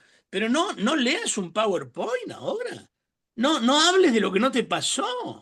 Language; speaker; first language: Spanish; native; Spanish